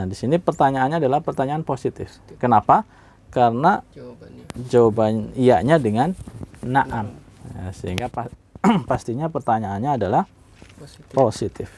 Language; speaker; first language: Indonesian; native; Indonesian